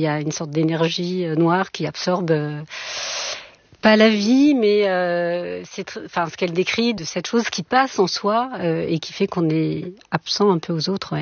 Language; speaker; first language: French; native; French